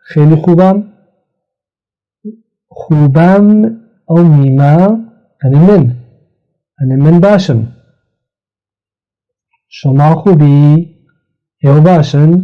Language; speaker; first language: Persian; non-native, fluent; Central Kurdish